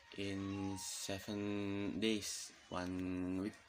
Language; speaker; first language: English; non-native, learner; Indonesian